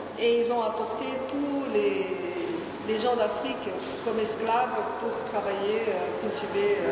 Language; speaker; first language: French; non-native, fluent; Portuguese